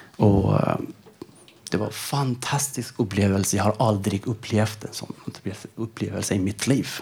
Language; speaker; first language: Swedish; non-native, fluent; Persian